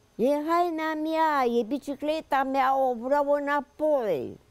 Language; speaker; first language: Romanian; native; Romanian